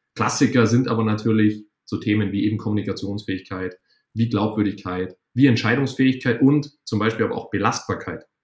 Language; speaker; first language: German; native; German